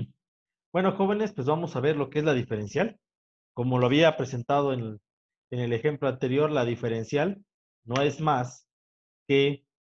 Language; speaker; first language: Spanish; native; Spanish